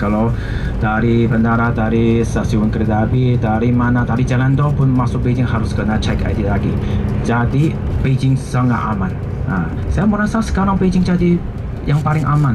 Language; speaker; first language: Indonesian; non-native, fluent; Chinese